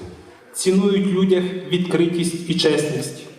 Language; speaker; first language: Ukrainian; native; Ukrainian